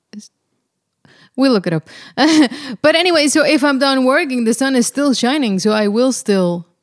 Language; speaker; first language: English; non-native, fluent; Spanish